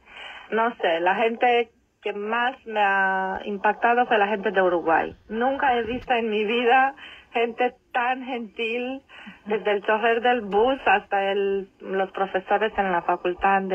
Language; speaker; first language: Spanish; non-native, fluent; Romanian